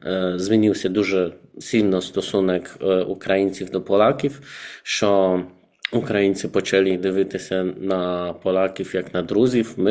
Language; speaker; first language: Ukrainian; non-native, fluent; Polish